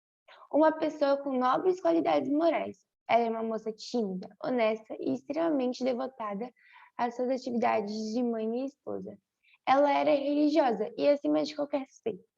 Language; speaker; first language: Portuguese; native; Portuguese